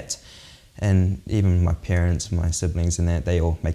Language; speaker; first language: English; native; English